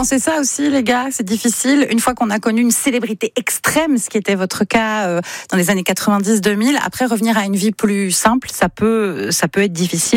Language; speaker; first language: French; native; French